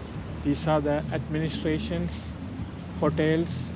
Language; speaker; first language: English; non-native, fluent; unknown